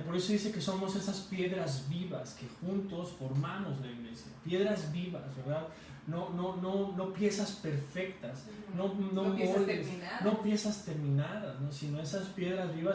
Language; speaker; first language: Spanish; native; Spanish